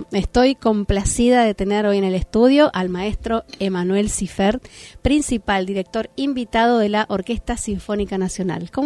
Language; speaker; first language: Spanish; native; Spanish